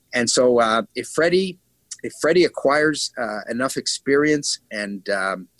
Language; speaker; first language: English; native; English